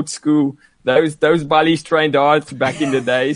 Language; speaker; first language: English; non-native, local second language; Afrikaans